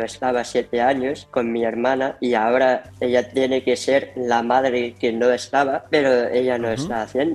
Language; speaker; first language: Spanish; early bilingual, heritage; Spanish